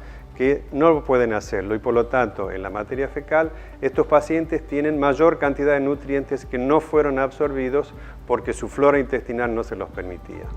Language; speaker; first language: Spanish; native; Spanish